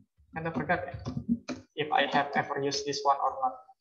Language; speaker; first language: English; non-native, fluent; Indonesian